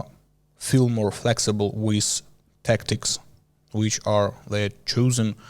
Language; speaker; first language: English; non-native, learner; Ukrainian